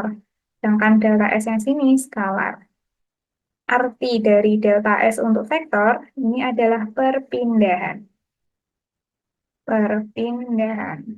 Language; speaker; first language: Indonesian; native; Indonesian